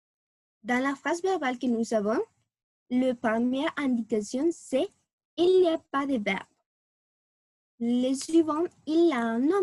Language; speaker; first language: French; non-native, learner; Spanish